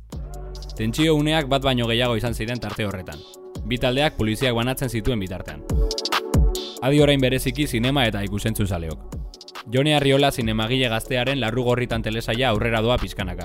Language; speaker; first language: Basque; native; Basque